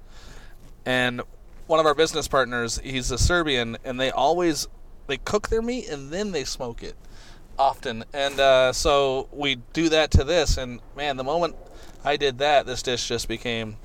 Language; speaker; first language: English; native; English